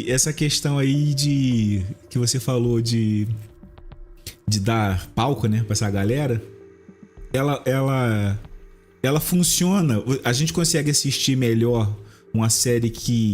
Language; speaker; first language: Portuguese; native; Portuguese